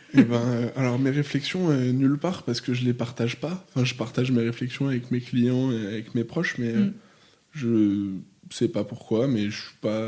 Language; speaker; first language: French; native; French